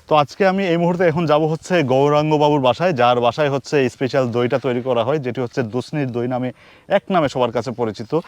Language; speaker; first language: Bangla; native; Bangla